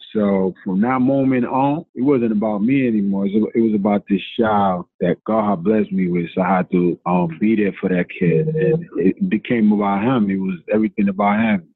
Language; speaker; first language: English; non-native, fluent; Spanish